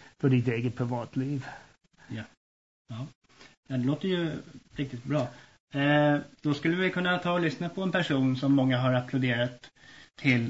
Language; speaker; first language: Swedish; native; Swedish